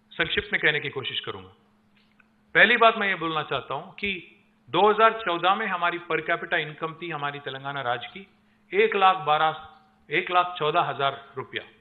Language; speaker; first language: Hindi; non-native, local second language; Telugu